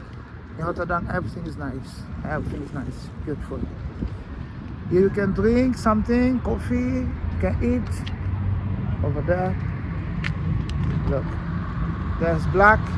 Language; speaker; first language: English; non-native, learner; Portuguese